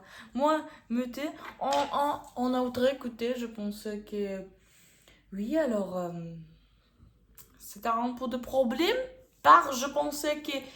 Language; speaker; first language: French; non-native, learner; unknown